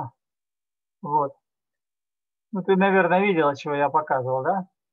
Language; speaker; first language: Russian; native; Russian